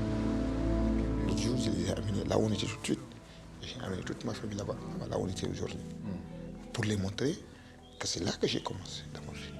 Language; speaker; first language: French; non-native, local second language; Fula